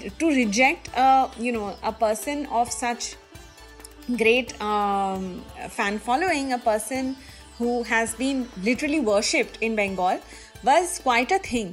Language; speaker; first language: English; non-native, local second language; Bangla